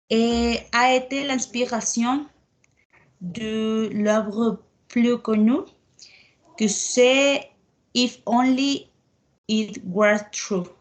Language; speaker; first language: French; non-native, learner; Spanish